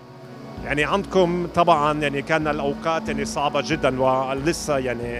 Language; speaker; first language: Arabic; non-native, fluent; German